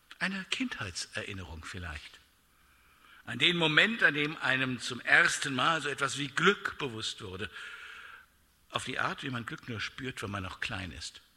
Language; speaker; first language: German; native; German